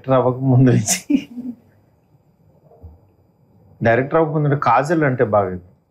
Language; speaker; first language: Telugu; native; Telugu